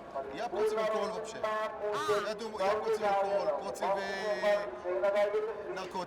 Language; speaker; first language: Russian; non-native, learner; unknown